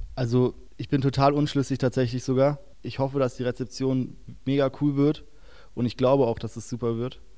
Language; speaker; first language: German; native; German